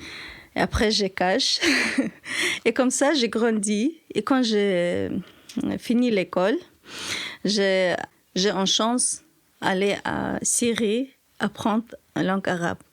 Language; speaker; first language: French; non-native, learner; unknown